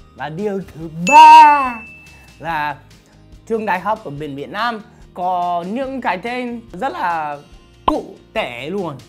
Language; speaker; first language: Vietnamese; non-native, fluent; English